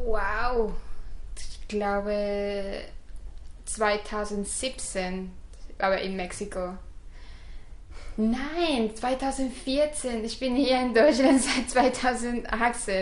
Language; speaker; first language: German; non-native, fluent; Spanish